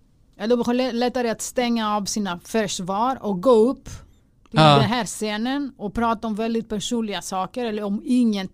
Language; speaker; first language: Swedish; non-native, fluent; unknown